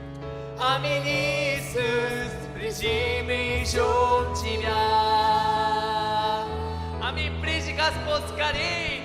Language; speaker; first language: Russian; non-native, learner; Korean